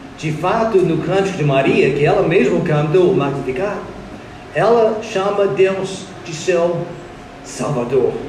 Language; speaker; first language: Portuguese; non-native, fluent; English